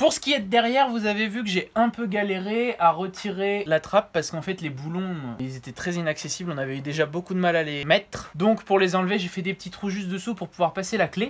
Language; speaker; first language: French; native; French